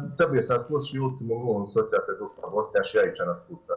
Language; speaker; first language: Romanian; non-native, learner; Bosnian